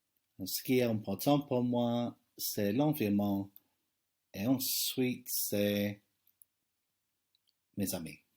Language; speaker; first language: French; non-native, fluent; English